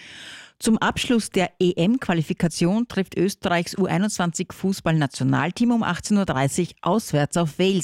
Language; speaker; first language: German; native; German